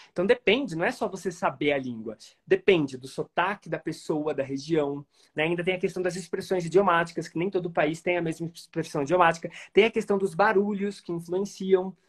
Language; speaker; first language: Portuguese; native; Portuguese